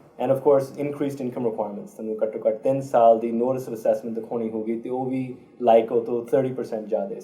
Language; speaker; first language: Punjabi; early bilingual, heritage; Punjabi